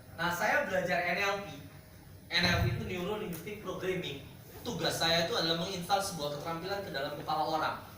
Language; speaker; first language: Indonesian; native; Indonesian